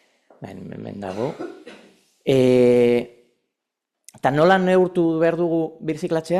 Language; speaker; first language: Basque; non-native, local second language; Spanish